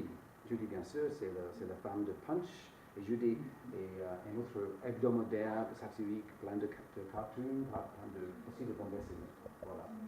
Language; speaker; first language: French; non-native, fluent; English